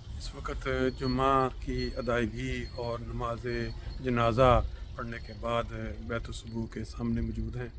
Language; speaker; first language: Urdu; non-native, local second language; Punjabi